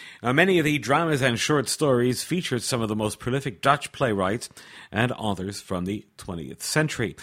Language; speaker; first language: English; native; English